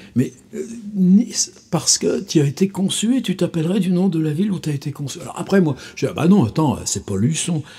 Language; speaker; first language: French; native; French